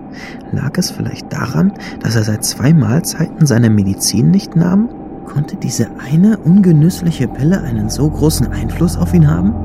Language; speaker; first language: German; native; German